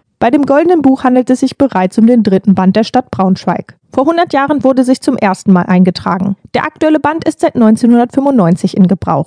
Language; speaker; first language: German; native; German